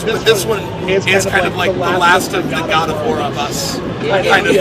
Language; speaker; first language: English; native; English